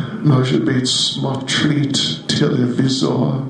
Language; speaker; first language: Russian; non-native, learner; English